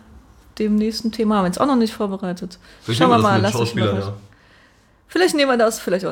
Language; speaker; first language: German; native; German